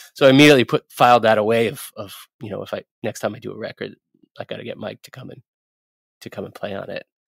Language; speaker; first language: English; native; English